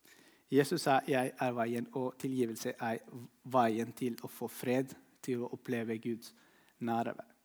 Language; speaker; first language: Norwegian; non-native, fluent; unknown